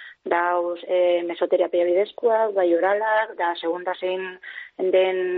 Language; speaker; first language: Basque; native; Basque